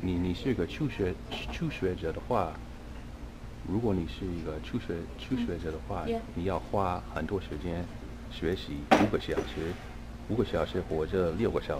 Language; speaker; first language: Chinese; non-native, fluent; English